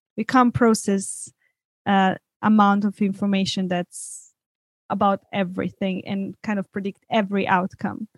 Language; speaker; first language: English; non-native, fluent; Serbian